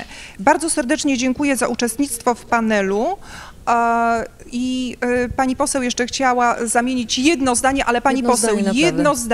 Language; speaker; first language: Polish; native; Polish